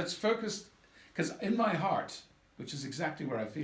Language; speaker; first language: English; native; English